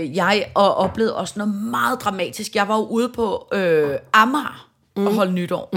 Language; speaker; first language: Danish; native; Danish